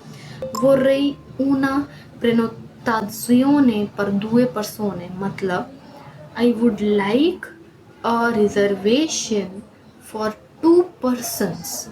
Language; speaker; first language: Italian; non-native, learner; Bhojpuri